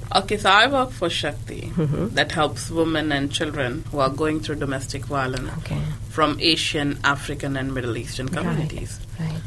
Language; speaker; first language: English; non-native, local second language; Hindi